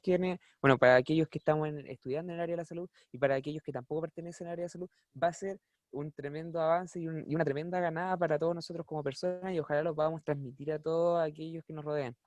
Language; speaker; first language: Spanish; native; Spanish